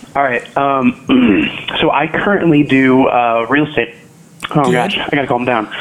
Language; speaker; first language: English; native; English